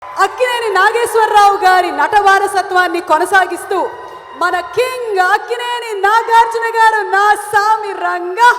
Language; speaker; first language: Telugu; native; Telugu